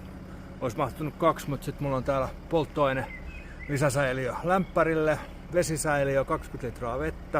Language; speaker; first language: Finnish; native; Finnish